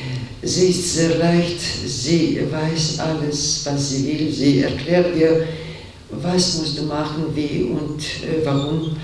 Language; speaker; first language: German; non-native, fluent; Georgian